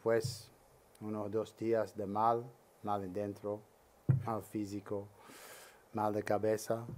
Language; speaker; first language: Spanish; non-native, learner; English